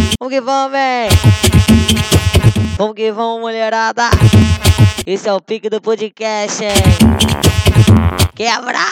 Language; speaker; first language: Portuguese; native; Portuguese